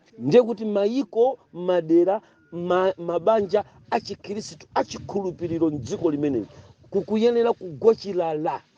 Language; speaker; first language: Nyanja; non-native, local second language; Tumbuka